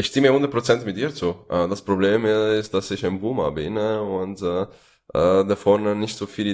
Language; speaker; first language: German; non-native, fluent; Italian